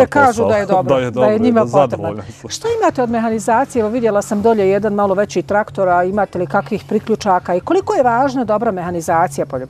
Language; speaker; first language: Croatian; native; Croatian